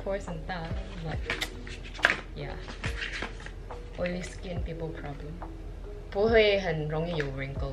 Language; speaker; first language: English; non-native, fluent; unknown